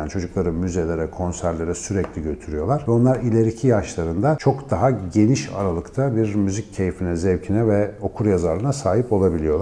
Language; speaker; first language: Turkish; native; Turkish